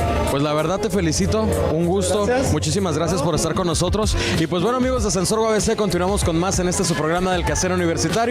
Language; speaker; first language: Spanish; native; Spanish